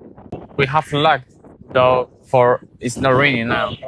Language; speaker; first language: English; non-native, learner; Spanish